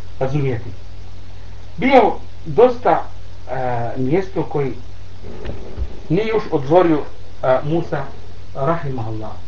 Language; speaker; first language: Bosnian; non-native, learner; Arabic